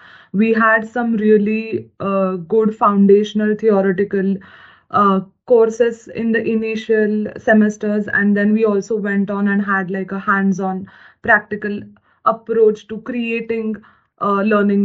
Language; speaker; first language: English; non-native, local second language; Marathi